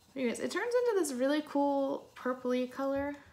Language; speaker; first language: English; native; English